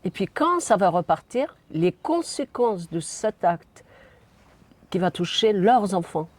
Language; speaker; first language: French; non-native, fluent; Mongolian